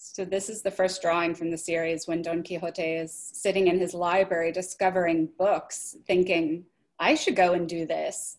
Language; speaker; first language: English; native; English